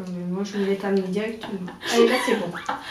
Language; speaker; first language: French; native; French